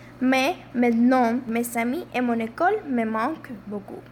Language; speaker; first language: French; non-native, fluent; Spanish